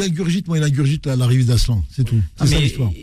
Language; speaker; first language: French; native; French